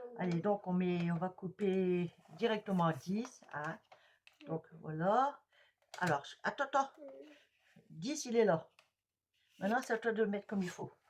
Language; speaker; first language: French; native; French